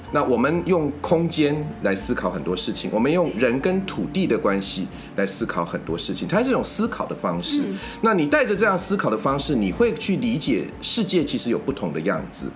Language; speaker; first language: Chinese; native; Chinese